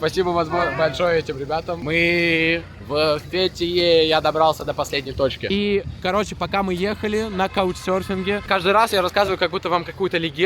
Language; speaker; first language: Russian; native; Russian